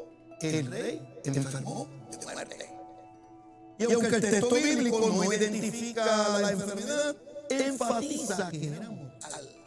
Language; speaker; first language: Spanish; native; Spanish